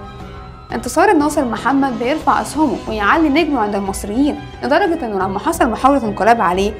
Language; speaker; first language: Arabic; native; Arabic